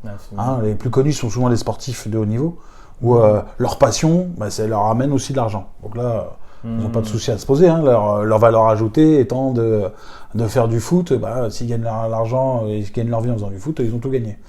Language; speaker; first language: French; native; French